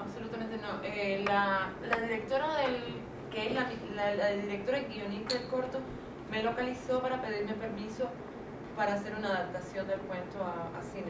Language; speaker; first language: Spanish; native; Spanish